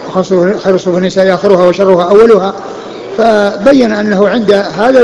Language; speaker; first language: Arabic; native; Arabic